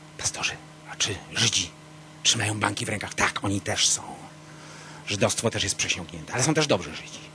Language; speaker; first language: Polish; native; Polish